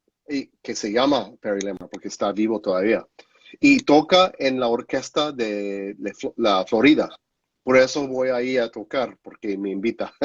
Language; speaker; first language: Spanish; non-native, fluent; English